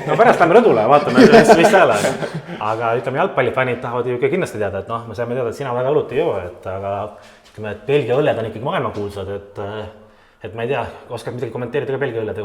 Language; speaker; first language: Estonian; native; Estonian